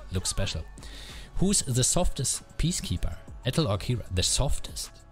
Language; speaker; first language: English; non-native, fluent; German